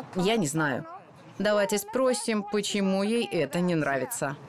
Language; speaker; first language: Russian; non-native, fluent; Swedish